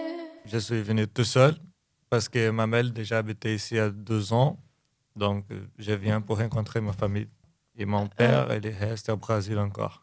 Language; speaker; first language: French; non-native, learner; Portuguese